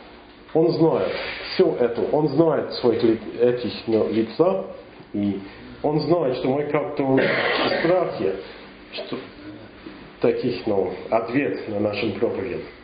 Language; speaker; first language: Russian; non-native, fluent; English